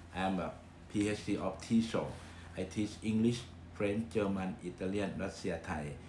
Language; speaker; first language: English; non-native, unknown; Thai